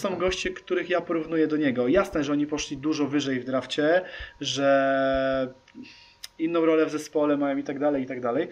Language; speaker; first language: Polish; native; Polish